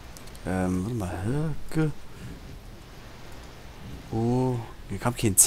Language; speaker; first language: German; native; German